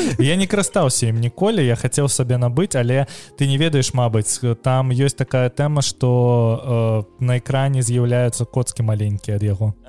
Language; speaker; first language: Belarusian; non-native, local second language; Russian